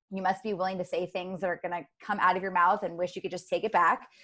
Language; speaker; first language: English; native; English